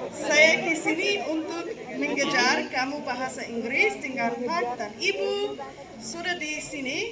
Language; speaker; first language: Indonesian; non-native, learner; English